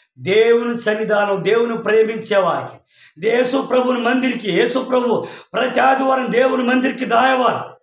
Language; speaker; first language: Telugu; non-native, local second language; Koya